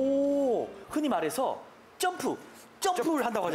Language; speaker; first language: Korean; native; Korean